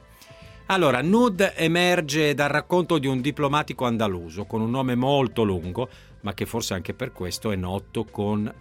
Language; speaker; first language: Italian; native; Italian